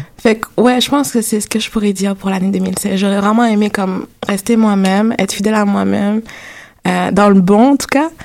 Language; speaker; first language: French; native; French